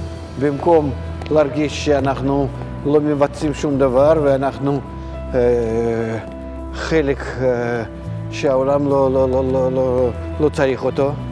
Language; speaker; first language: Hebrew; non-native, fluent; Russian